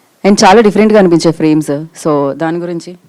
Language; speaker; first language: Telugu; native; Telugu